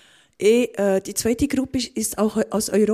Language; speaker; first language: German; non-native, local second language; French